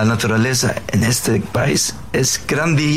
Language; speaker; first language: Spanish; non-native, learner; Faroese